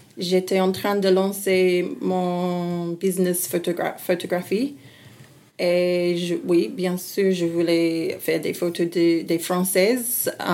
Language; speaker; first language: French; non-native, learner; English